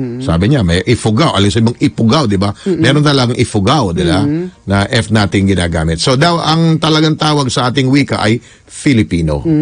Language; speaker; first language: Filipino; non-native, local second language; Hiligaynon